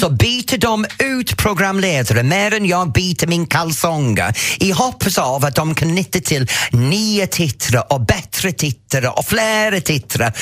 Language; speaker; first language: Swedish; non-native, fluent; English